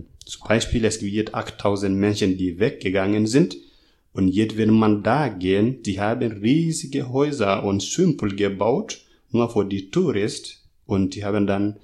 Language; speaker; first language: German; non-native, fluent; Masai